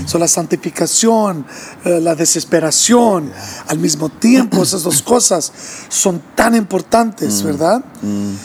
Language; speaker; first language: Spanish; early bilingual, heritage; English